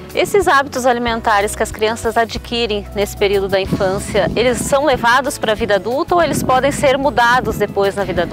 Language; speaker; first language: Portuguese; native; Portuguese